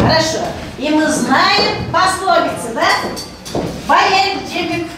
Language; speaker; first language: Russian; non-native, local second language; Kyrgyz